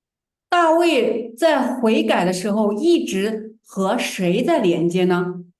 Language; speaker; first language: Chinese; native; Chinese